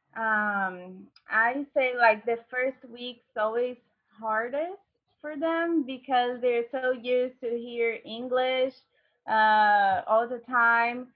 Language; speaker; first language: English; non-native, fluent; Portuguese